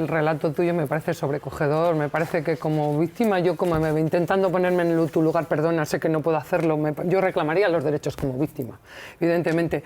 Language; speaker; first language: Spanish; native; Spanish